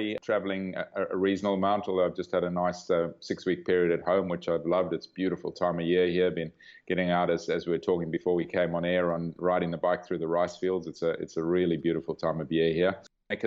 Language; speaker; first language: English; native; English